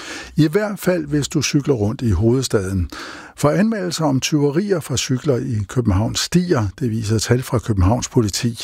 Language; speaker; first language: Danish; native; Danish